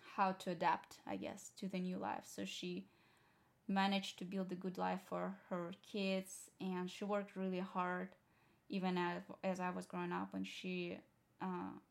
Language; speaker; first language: English; non-native, fluent; Russian